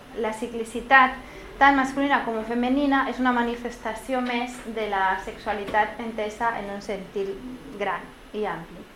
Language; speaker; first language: Catalan; non-native, local second language; Spanish